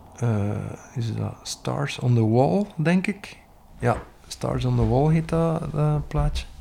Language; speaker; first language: Dutch; native; Dutch